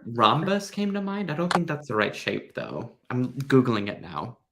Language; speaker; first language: English; native; English